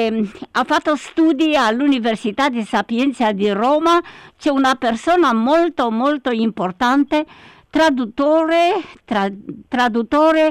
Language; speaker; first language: Italian; non-native, learner; Romanian